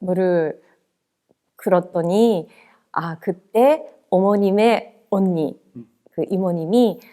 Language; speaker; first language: Korean; non-native, fluent; Japanese